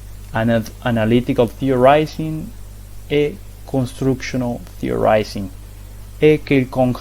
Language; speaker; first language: French; non-native, learner; Spanish